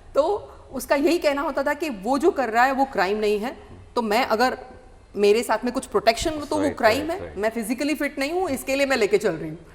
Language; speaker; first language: Hindi; non-native, local second language; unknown